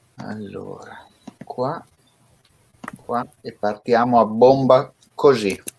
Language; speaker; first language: Italian; native; Italian